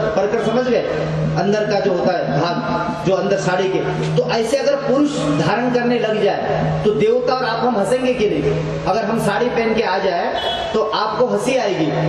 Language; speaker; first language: Hindi; non-native, local second language; Marathi